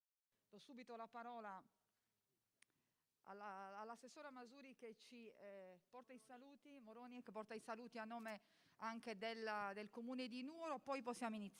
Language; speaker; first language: Italian; native; Italian